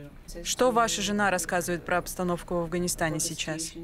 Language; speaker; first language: Russian; native; Russian